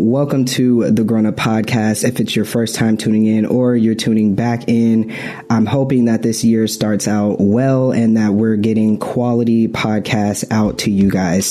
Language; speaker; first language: English; native; English